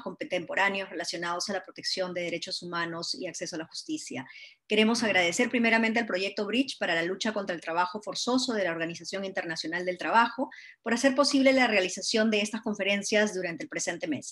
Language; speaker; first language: Spanish; native; Spanish